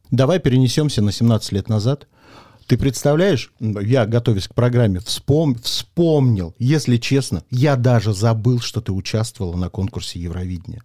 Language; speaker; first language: Russian; native; Russian